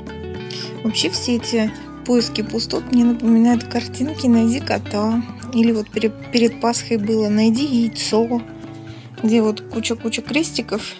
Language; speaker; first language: Russian; native; Russian